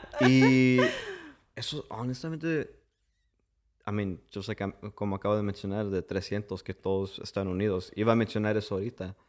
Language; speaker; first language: Spanish; early bilingual, heritage; English